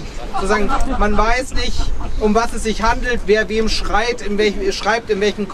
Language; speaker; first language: German; native; German